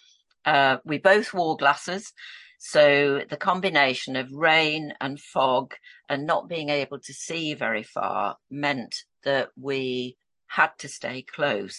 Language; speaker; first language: English; native; English